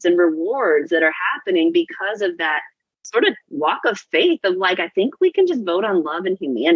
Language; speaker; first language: English; native; English